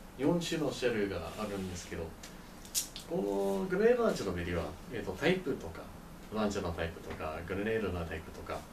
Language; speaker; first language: Japanese; non-native, learner; English